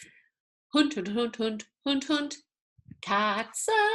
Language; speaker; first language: German; non-native, fluent; English